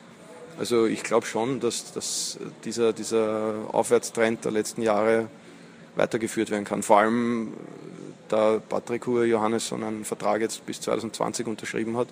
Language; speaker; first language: German; native; German